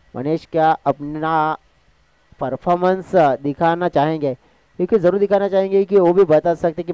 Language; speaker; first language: Hindi; non-native, local second language; Marathi